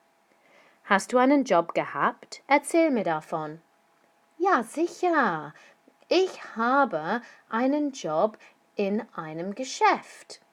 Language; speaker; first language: German; non-native, fluent; English